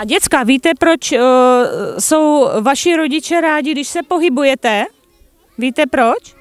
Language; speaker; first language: Czech; native; Czech